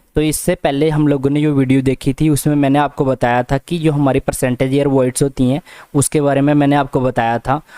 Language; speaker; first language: Hindi; non-native, local second language; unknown